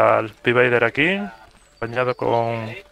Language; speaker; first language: Spanish; native; Spanish